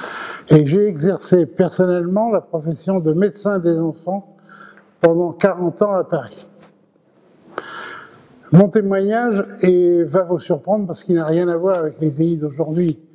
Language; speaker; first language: French; early bilingual, other home language; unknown